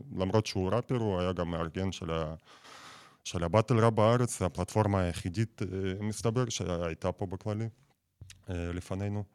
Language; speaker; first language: Hebrew; non-native, fluent; Russian